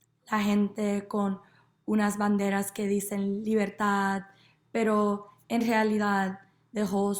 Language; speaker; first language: Spanish; non-native, learner; English